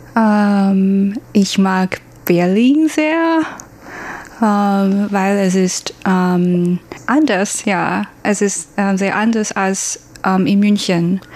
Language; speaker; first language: German; non-native, learner; Chinese